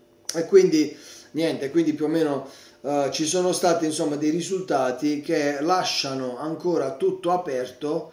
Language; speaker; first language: Italian; native; Italian